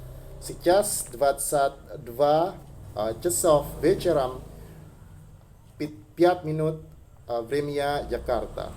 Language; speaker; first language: Russian; non-native, learner; Indonesian